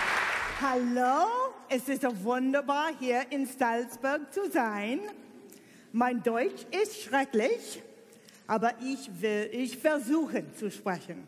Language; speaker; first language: German; non-native, learner; English